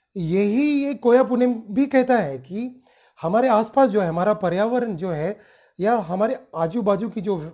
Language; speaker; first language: Hindi; non-native, local second language; Marathi